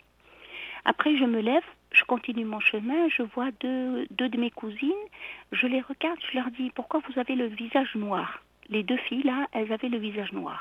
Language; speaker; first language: French; non-native, local second language; Arabic